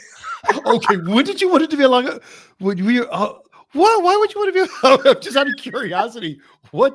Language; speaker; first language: English; native; English